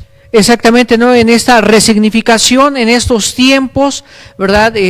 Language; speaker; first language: Spanish; native; Spanish